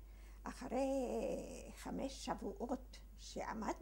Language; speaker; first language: Hebrew; early bilingual, other home language; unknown